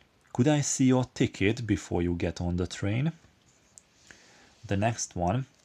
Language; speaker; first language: English; non-native, fluent; Hungarian